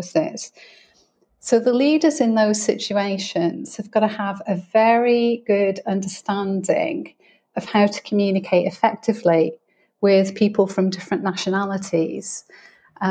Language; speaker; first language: English; native; English